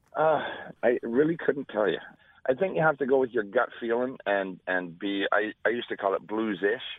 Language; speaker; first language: English; native; English